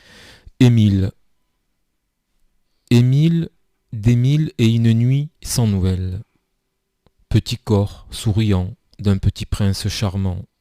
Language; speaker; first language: French; native; French